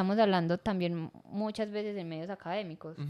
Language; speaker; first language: Spanish; native; Spanish